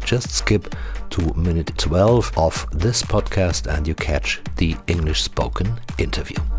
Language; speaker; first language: English; non-native, fluent; German